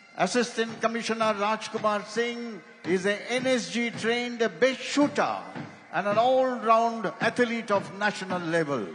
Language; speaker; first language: English; non-native, local second language; Bangla